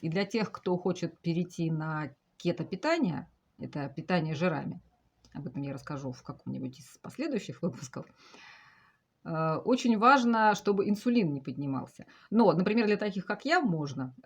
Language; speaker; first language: Russian; native; Russian